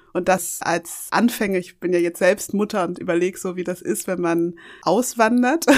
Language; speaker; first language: German; early bilingual, other home language; Yoruba